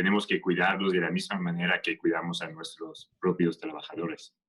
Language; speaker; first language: Spanish; non-native, fluent; French